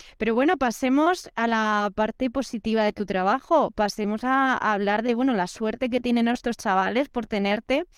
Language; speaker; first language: Spanish; native; Spanish